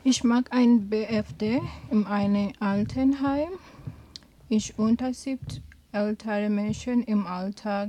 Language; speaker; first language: German; non-native, learner; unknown